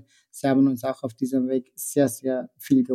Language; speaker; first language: German; non-native, fluent; Persian